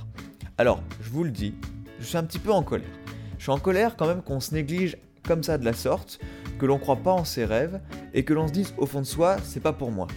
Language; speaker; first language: French; native; French